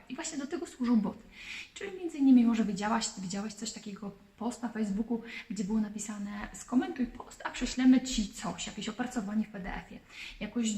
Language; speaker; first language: Polish; native; Polish